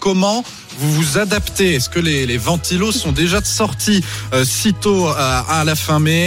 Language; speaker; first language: French; native; French